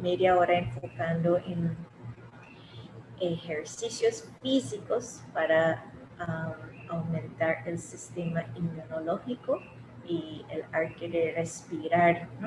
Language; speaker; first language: Spanish; early bilingual, heritage; English